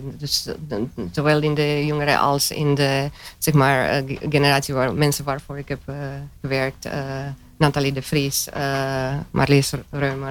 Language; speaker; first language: Dutch; non-native, fluent; Romanian